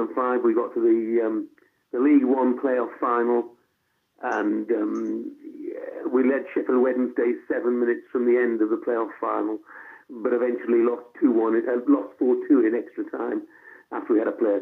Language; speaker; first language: English; native; English